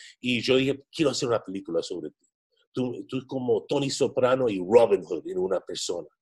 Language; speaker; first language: Spanish; non-native, fluent; English